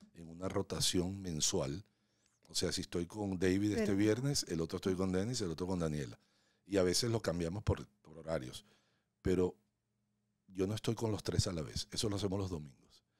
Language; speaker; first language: Spanish; non-native, local second language; Hungarian